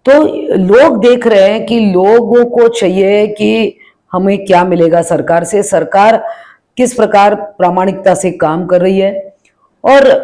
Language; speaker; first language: Hindi; non-native, local second language; Marathi